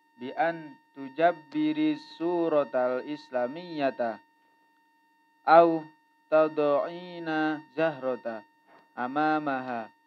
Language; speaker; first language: Arabic; non-native, learner; Indonesian